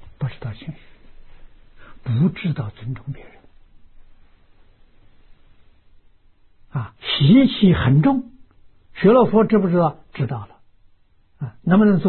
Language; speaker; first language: Chinese; native; Chinese